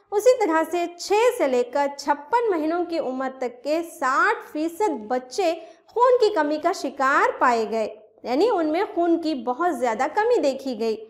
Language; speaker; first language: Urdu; native; Urdu